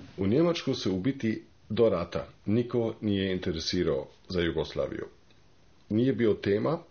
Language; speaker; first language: Croatian; non-native, fluent; German